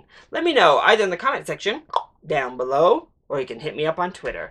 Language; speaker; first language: English; native; English